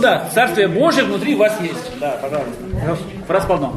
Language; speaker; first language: Russian; native; Russian